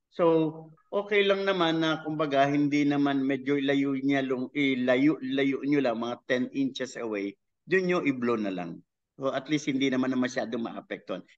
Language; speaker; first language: Filipino; native; Filipino